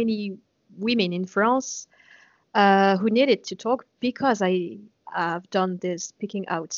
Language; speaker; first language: English; non-native, fluent; French